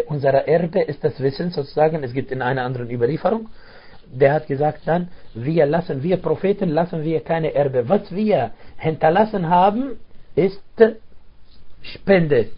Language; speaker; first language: German; non-native, fluent; Arabic